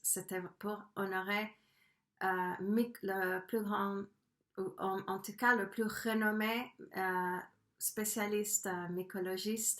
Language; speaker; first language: French; non-native, fluent; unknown